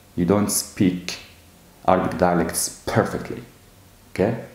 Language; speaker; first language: English; non-native, fluent; Arabic